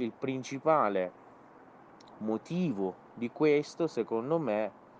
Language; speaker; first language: Italian; non-native, fluent; Persian